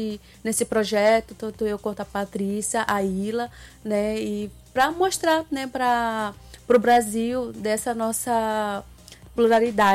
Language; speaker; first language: Portuguese; non-native, local second language; Ticuna